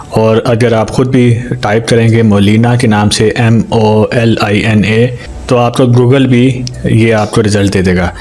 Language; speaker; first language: Urdu; native; Urdu